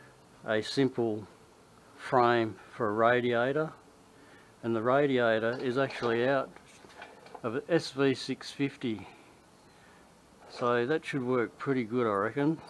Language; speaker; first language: English; native; English